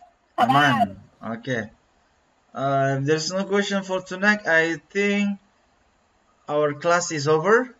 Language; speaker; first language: English; non-native, learner; Indonesian